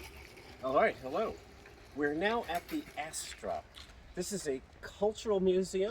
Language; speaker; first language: English; native; English